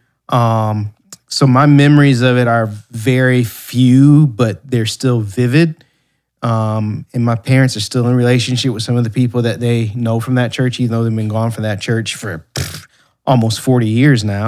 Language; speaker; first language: English; native; English